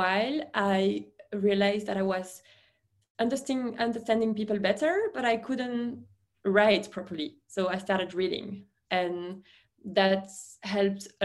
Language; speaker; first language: English; non-native, fluent; French